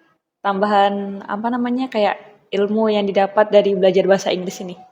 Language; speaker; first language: Indonesian; native; Indonesian